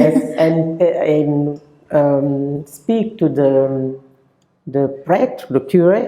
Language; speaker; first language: English; non-native, local second language; French